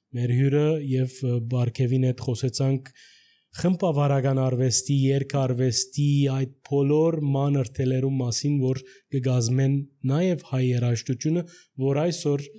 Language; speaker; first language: Armenian; early bilingual, heritage; Armenian